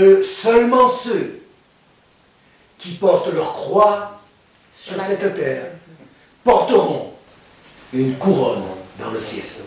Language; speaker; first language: French; native; French